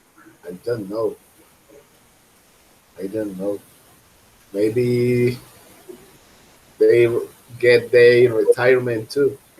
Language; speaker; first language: English; non-native, fluent; Spanish